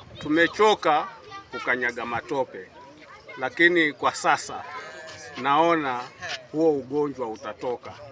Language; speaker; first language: Swahili; native; Swahili